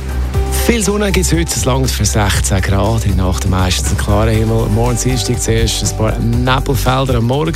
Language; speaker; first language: German; native; German